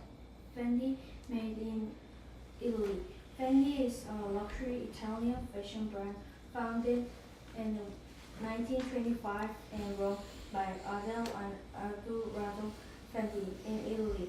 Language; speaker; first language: English; non-native, learner; Korean